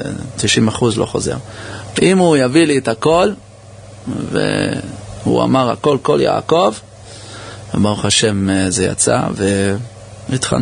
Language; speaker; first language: Hebrew; early bilingual, heritage; English